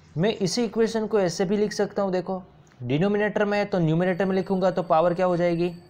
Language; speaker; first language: Hindi; non-native, local second language; Gujarati